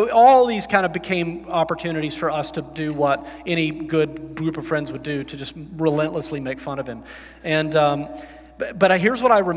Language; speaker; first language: English; native; English